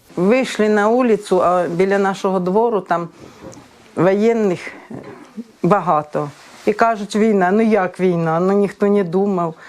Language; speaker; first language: Ukrainian; native; Ukrainian